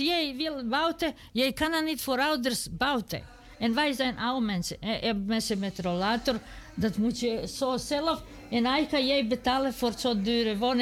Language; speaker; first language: Dutch; non-native, learner; Serbian